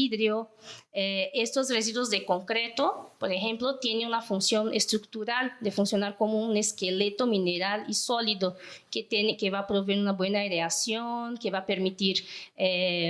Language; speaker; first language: Spanish; non-native, fluent; Portuguese